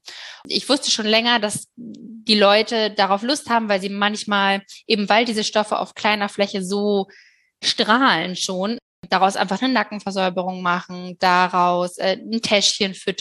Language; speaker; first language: German; native; German